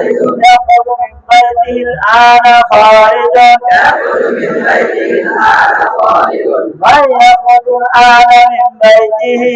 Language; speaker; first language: Arabic; non-native, fluent; Bangla